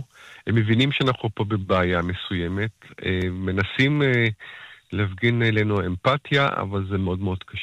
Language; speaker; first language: Hebrew; native; Hebrew